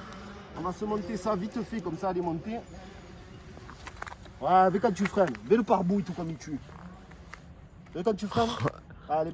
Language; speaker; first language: French; native; French